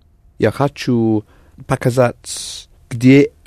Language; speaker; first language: Russian; non-native, learner; English